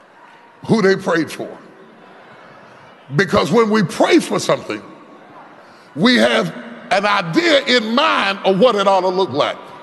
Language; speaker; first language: English; native; English